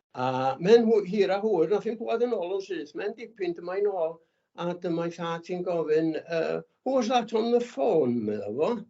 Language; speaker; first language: Welsh; native; Welsh